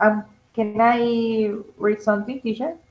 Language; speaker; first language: English; non-native, learner; Spanish